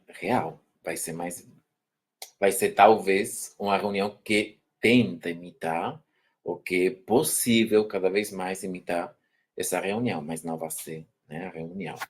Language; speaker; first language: Portuguese; non-native, fluent; Spanish